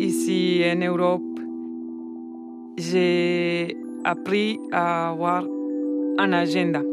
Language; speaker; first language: French; non-native, learner; Spanish